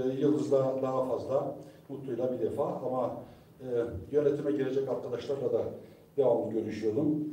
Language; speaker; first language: Turkish; non-native, local second language; Adyghe